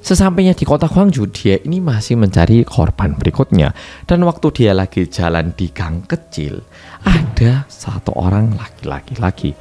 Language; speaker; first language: Indonesian; non-native, fluent; Korean